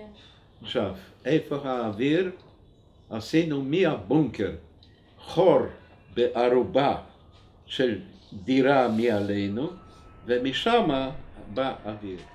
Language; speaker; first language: Hebrew; non-native, fluent; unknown